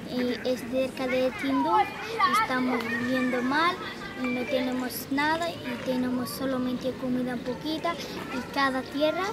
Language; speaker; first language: Spanish; non-native, learner; Arabic